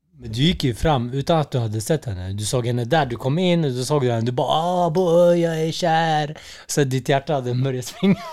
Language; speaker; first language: Swedish; early bilingual, other home language; Arabic